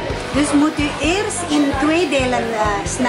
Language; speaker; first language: Dutch; non-native, learner; Indonesian